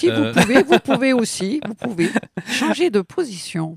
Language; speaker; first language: French; native; French